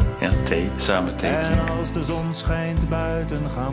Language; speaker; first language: Dutch; non-native, learner; Arabic